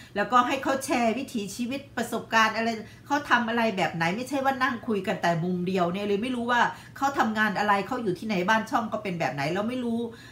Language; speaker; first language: Thai; native; Thai